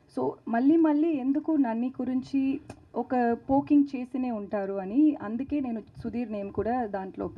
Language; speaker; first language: Telugu; non-native, learner; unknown